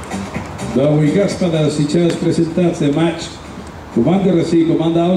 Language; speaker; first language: Russian; non-native, learner; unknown